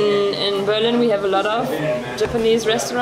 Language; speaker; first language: English; non-native, fluent; German